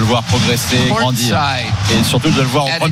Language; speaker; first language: French; native; French